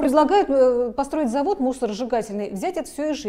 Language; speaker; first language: Russian; native; Russian